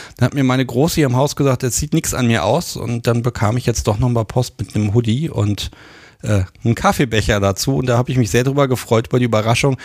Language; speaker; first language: German; native; German